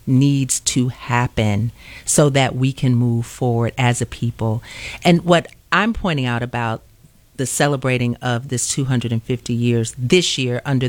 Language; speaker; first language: English; native; English